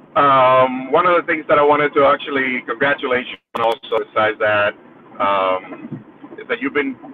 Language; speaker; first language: English; early bilingual, other home language; Spanish